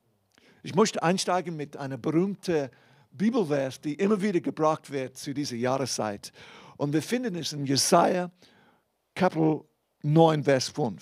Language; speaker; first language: German; non-native, fluent; English